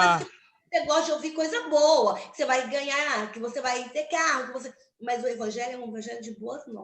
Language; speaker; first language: Portuguese; native; Portuguese